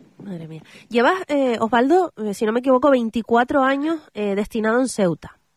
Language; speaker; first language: Spanish; native; Spanish